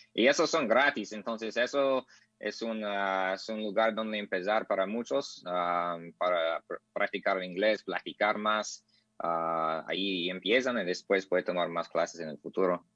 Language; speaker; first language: Spanish; non-native, learner; English